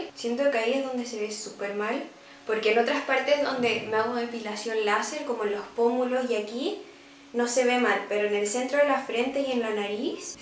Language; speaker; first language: Spanish; native; Spanish